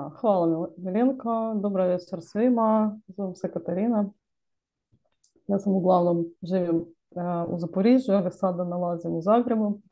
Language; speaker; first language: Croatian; non-native, learner; Ukrainian